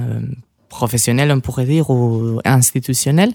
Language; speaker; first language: French; non-native, fluent; Spanish